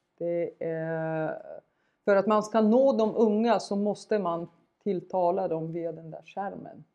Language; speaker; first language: Swedish; non-native, fluent; Bulgarian